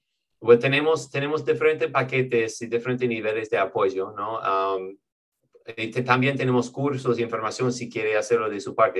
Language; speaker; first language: Spanish; non-native, fluent; English